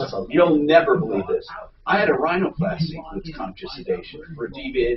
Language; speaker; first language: English; native; English